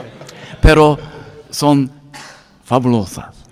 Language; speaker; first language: Spanish; non-native, learner; English